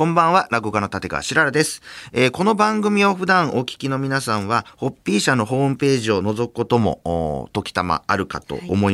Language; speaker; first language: Japanese; native; Japanese